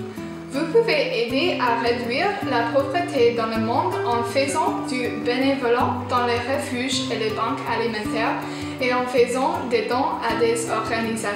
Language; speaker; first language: French; non-native, learner; English